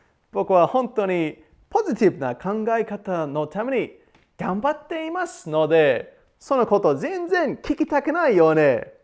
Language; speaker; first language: Japanese; non-native, learner; English